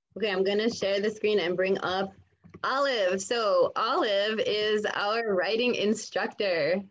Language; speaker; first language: English; native; English